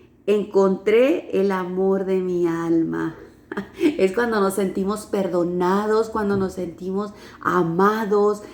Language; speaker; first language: Spanish; native; Spanish